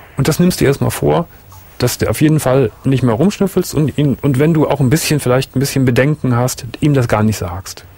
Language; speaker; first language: German; native; German